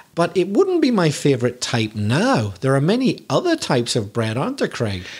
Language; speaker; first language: English; native; English